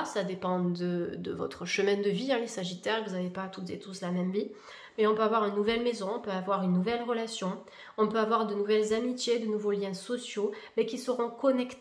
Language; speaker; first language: French; native; French